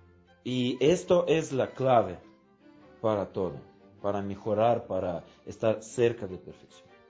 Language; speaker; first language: Spanish; non-native, fluent; Russian